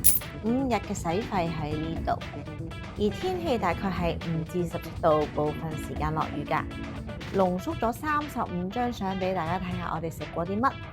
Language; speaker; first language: Cantonese; native; Cantonese